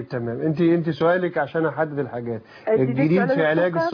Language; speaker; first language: Arabic; native; Arabic